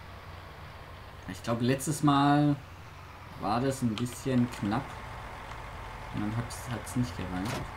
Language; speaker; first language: German; native; German